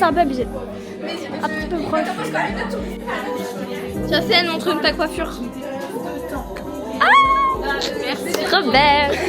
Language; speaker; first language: French; native; French